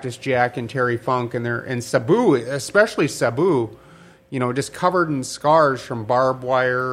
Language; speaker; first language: English; native; English